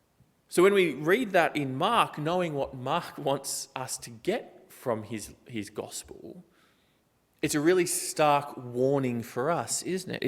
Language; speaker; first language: English; native; English